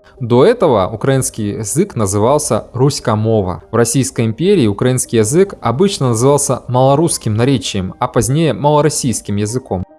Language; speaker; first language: Russian; native; Russian